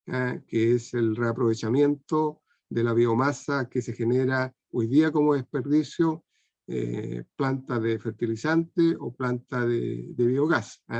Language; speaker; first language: Spanish; non-native, fluent; Portuguese